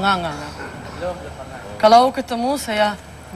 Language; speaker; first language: Indonesian; non-native, learner; Russian